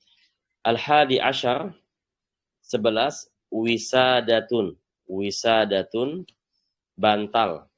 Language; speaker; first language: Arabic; non-native, fluent; Indonesian